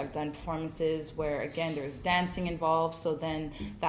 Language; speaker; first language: English; native; English